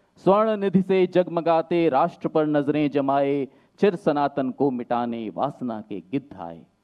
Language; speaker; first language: Hindi; native; Hindi